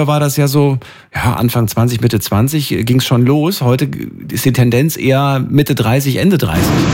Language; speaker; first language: German; native; German